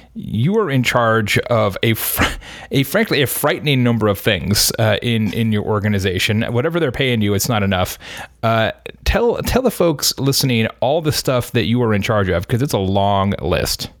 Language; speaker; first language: English; native; English